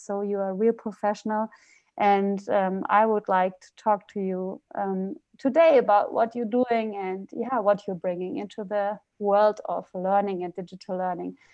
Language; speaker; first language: English; non-native, fluent; German